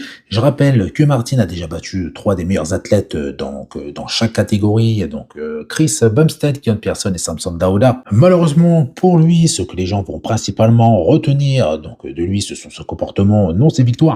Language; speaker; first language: French; native; French